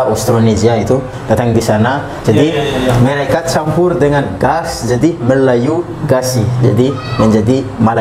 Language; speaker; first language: Indonesian; non-native, learner; Malagasy